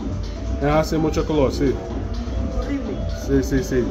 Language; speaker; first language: Spanish; non-native, learner; English